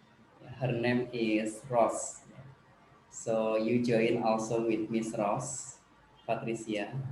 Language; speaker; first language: English; non-native, learner; Indonesian